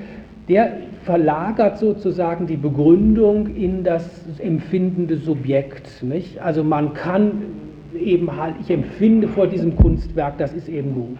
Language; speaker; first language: German; native; German